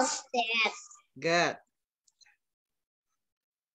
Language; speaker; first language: English; non-native, fluent; Indonesian